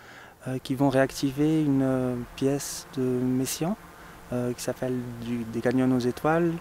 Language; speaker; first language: French; native; French